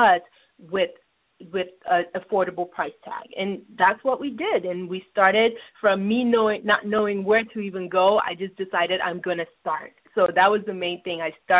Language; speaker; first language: English; non-native, local second language; Yoruba